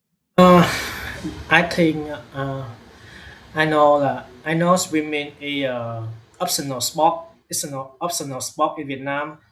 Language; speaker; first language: English; non-native, learner; Vietnamese